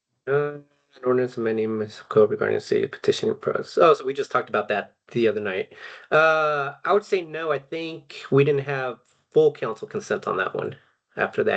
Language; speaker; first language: English; native; English